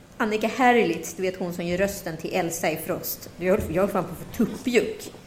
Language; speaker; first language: Swedish; native; Swedish